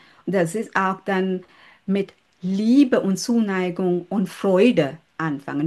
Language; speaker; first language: German; non-native, learner; Sinhala